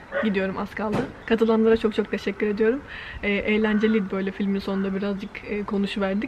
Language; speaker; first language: Turkish; native; Turkish